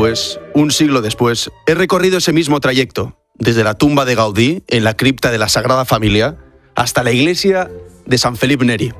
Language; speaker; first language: Spanish; native; Spanish